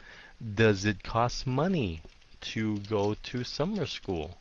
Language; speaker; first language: English; early bilingual, heritage; Vietnamese